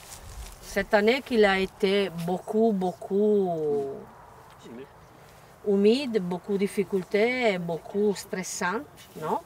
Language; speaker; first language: French; non-native, learner; Italian